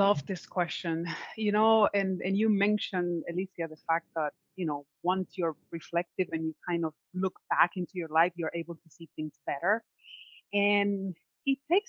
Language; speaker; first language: English; non-native, fluent; Spanish